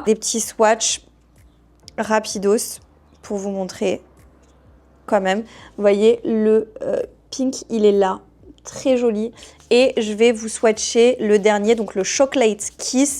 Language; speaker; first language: French; native; French